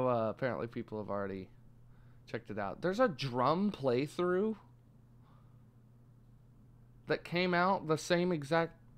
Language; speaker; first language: English; native; English